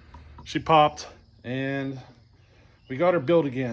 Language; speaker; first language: English; native; English